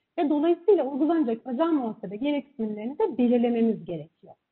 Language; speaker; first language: Turkish; native; Turkish